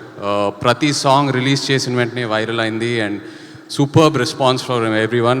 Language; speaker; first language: Telugu; native; Telugu